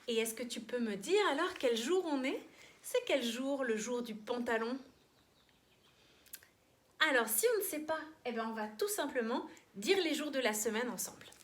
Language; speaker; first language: French; native; French